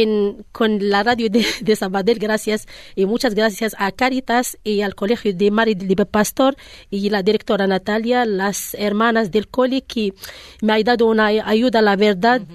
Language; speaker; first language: Spanish; non-native, learner; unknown